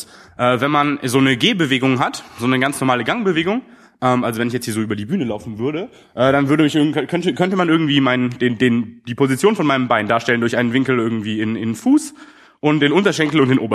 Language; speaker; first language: German; native; German